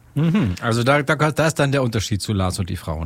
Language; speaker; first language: German; native; German